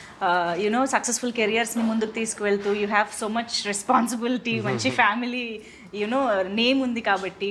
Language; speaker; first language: Telugu; native; Telugu